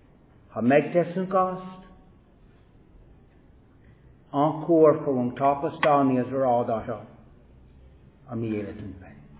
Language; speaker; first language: Hungarian; non-native, fluent; English